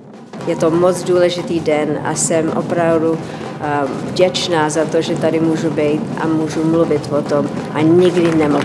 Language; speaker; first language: Czech; early bilingual, heritage; Czech